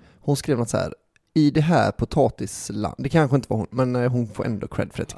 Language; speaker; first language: Swedish; native; Swedish